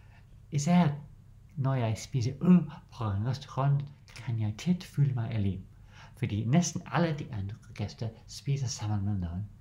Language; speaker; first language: Danish; non-native, learner; English